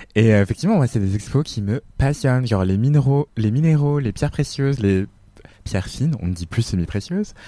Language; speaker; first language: French; native; French